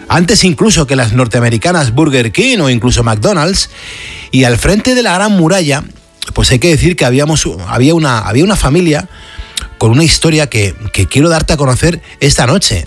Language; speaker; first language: Spanish; native; Spanish